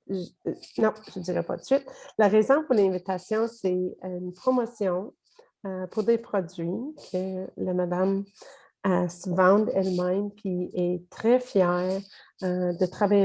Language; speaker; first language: French; native; French